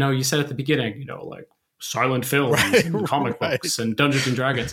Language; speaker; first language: English; native; English